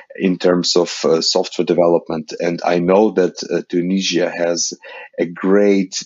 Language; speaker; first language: English; non-native, fluent; Ukrainian